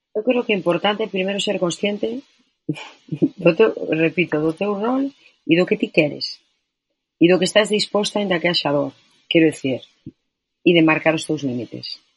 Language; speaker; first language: Galician; non-native, local second language; Spanish